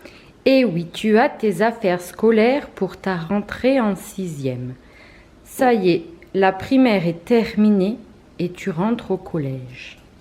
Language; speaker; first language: French; native; French